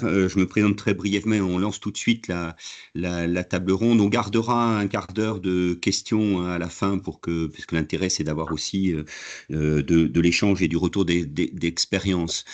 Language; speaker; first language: French; native; French